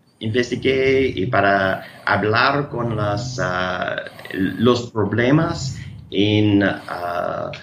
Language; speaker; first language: Spanish; non-native, learner; English